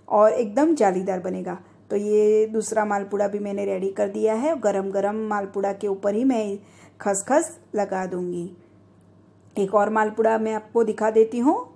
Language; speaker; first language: Hindi; non-native, local second language; Gujarati